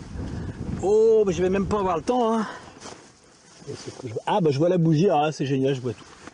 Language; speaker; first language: French; native; French